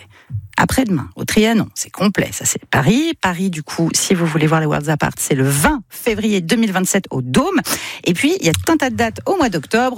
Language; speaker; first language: French; native; French